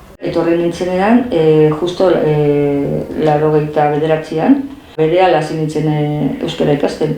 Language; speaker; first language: Basque; non-native, local second language; Spanish